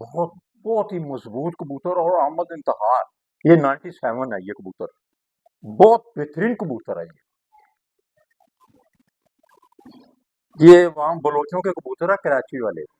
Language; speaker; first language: Hindi; non-native, local second language; Punjabi